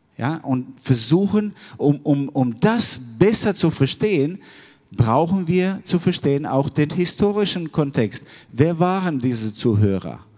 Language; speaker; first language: German; non-native, fluent; Albanian